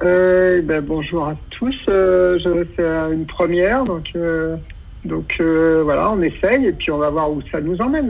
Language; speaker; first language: French; native; French